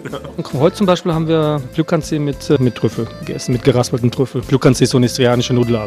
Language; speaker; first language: German; early bilingual, heritage; Croatian